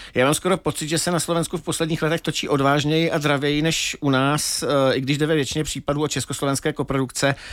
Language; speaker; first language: Czech; native; Czech